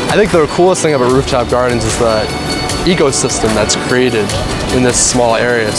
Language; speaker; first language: English; native; English